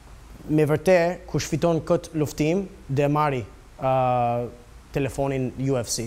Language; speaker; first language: Albanian; early bilingual, heritage; Albanian